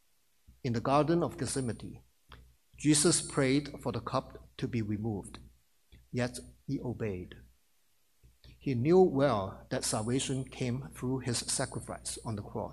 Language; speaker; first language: English; non-native, local second language; Cantonese